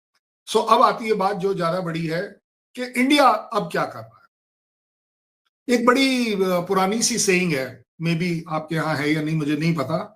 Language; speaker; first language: Hindi; native; Hindi